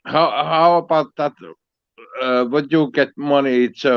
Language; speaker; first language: English; non-native, learner; Finnish